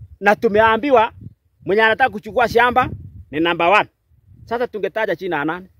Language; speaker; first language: Swahili; non-native, local second language; Kalenjin